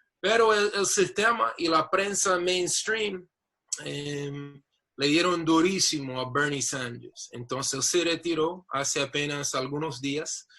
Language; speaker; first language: Spanish; non-native, fluent; English